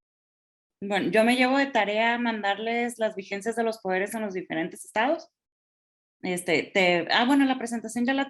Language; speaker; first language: Spanish; native; Spanish